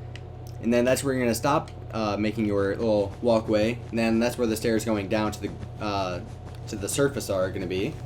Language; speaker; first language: English; native; English